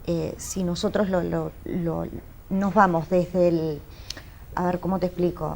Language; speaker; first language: Spanish; native; Spanish